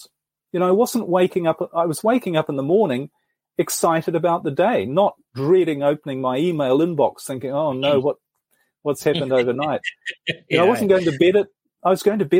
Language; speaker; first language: English; native; English